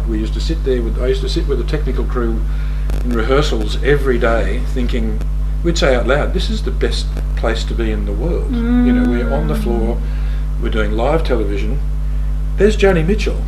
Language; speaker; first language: English; native; English